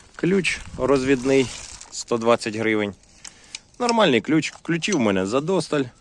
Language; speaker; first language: Ukrainian; non-native, local second language; Russian